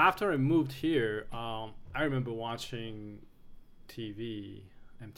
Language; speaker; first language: English; early bilingual, other home language; Chinese